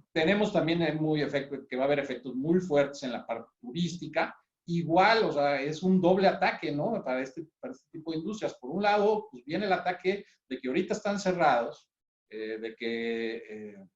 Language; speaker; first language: Spanish; native; Spanish